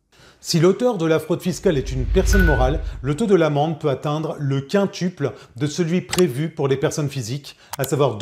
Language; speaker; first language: French; native; French